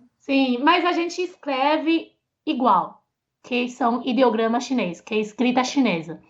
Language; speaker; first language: Portuguese; non-native, fluent; Chinese